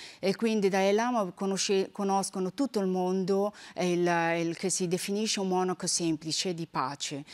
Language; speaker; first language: Italian; non-native, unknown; Tibetan